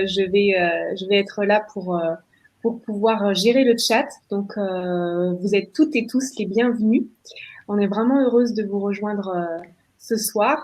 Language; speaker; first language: French; native; French